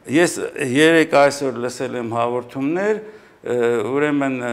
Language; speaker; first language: Armenian; native; Armenian